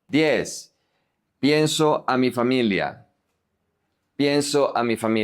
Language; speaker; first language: Spanish; non-native, fluent; English